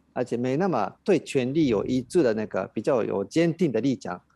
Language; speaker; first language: Chinese; non-native, fluent; Japanese